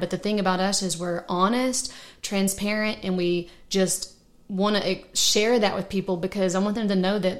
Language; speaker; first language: English; native; English